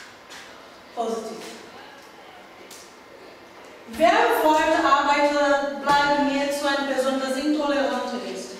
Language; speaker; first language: German; non-native, learner; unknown